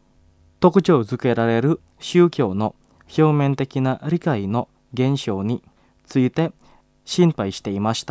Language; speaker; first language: Japanese; non-native, fluent; Indonesian